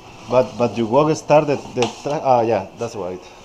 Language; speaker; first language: English; non-native, learner; Spanish